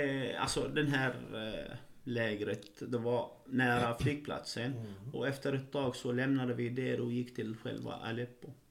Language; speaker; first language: Swedish; non-native, fluent; Arabic